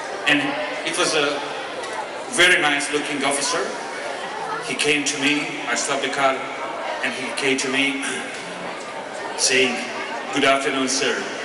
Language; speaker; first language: English; non-native, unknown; Serbian